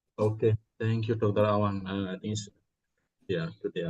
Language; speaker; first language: English; non-native, learner; Indonesian